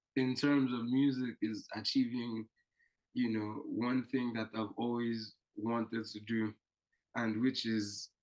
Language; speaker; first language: English; non-native, local second language; Yoruba